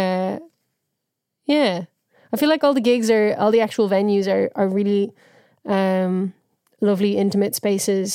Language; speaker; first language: English; native; English